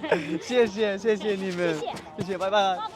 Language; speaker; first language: Chinese; non-native, learner; Arabic